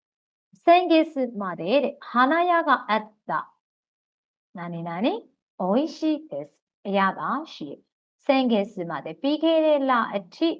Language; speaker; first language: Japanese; non-native, fluent; Burmese